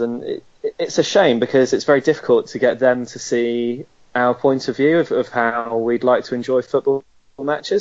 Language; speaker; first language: English; native; English